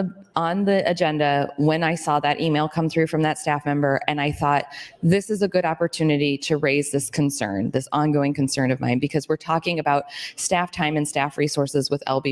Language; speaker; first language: English; native; English